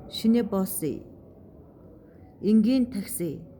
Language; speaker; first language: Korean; non-native, fluent; Mongolian